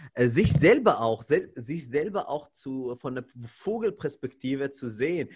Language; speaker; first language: German; non-native, fluent; Arabic